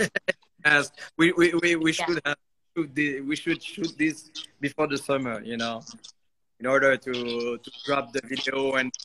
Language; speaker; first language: English; non-native, fluent; French